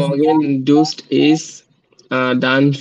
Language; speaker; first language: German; non-native, learner; Bangla